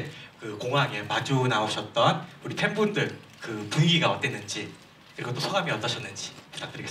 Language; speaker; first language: Korean; non-native, fluent; Thai